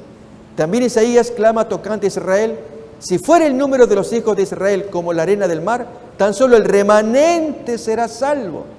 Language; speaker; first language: Spanish; native; Spanish